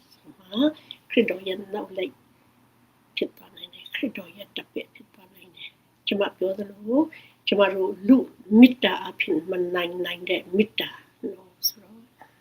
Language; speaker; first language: Burmese; non-native, local second language; Hakha Chin